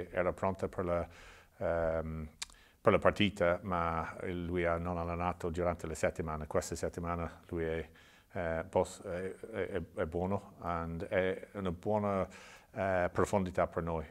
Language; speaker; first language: Italian; non-native, learner; English